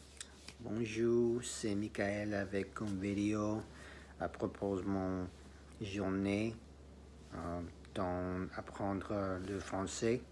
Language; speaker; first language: French; non-native, learner; English